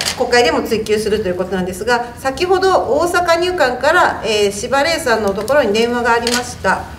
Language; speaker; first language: Japanese; native; Japanese